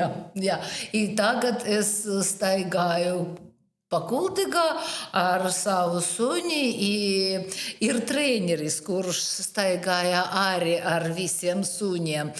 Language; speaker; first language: Latvian; non-native, learner; Russian